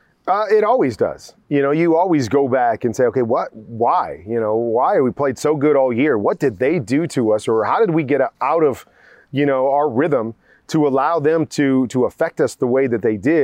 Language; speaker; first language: English; native; English